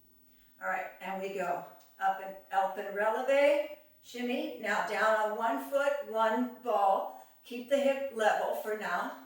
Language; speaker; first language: English; native; English